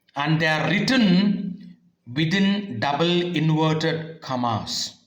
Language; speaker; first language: English; non-native, local second language; Kannada